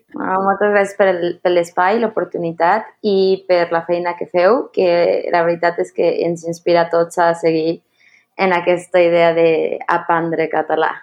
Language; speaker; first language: Catalan; non-native, fluent; Spanish